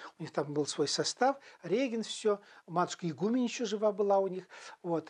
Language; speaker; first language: Russian; non-native, local second language; Chuvash